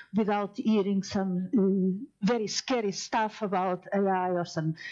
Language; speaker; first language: English; non-native, fluent; Portuguese